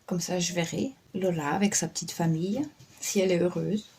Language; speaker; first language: French; native; French